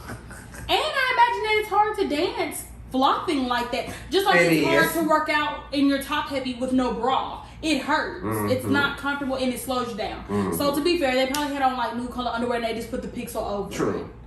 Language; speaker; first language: English; native; English